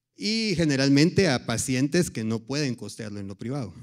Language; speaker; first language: Spanish; native; Spanish